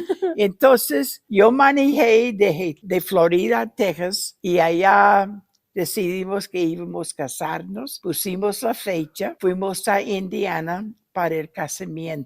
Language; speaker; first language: Spanish; non-native, fluent; English